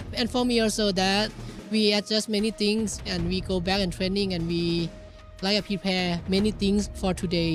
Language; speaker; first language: English; non-native, learner; Thai